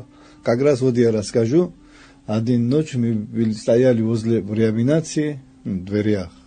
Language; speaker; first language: Russian; non-native, fluent; Georgian